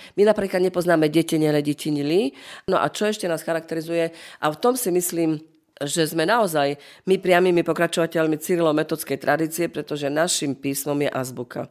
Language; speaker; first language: Slovak; non-native, local second language; Rusyn